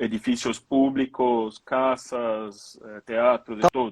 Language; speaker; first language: Spanish; non-native, fluent; Portuguese